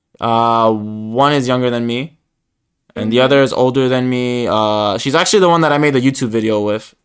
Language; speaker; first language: English; early bilingual, other home language; Spanish